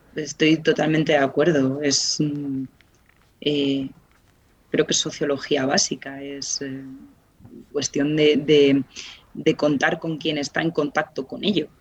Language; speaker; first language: Spanish; native; Spanish